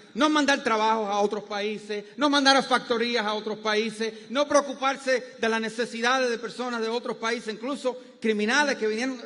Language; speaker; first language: Spanish; early bilingual, heritage; Spanish